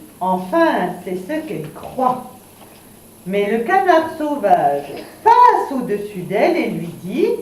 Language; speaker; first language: French; native; French